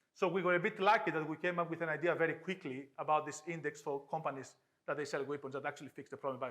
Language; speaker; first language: English; non-native, fluent; Greek